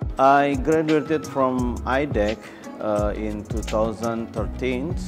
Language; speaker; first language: English; non-native, learner; Indonesian